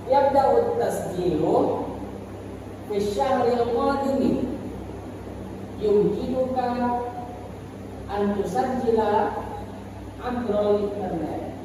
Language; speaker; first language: Arabic; non-native, learner; Indonesian